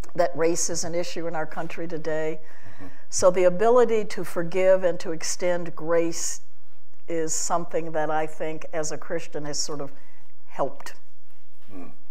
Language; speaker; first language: English; native; English